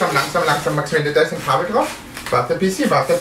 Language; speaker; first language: German; native; German